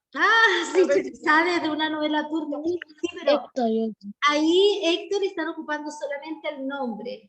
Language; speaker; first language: Spanish; native; Spanish